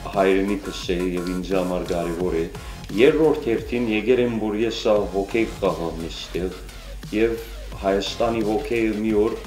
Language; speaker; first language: Armenian; early bilingual, heritage; Armenian